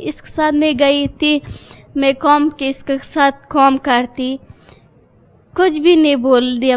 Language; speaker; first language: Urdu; non-native, learner; Persian